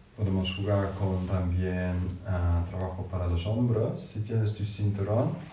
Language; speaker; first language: Spanish; non-native, fluent; English